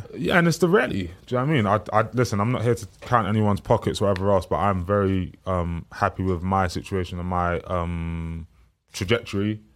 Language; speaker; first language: English; native; English